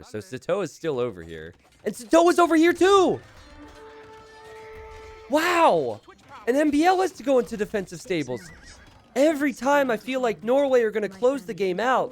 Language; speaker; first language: English; native; English